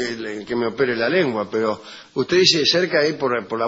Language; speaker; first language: Spanish; native; Spanish